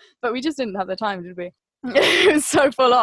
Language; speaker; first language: English; native; English